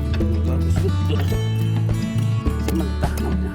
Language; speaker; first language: Indonesian; native; Indonesian